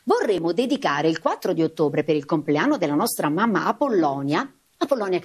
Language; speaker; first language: Italian; native; Italian